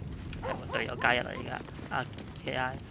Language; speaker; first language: Chinese; native; Chinese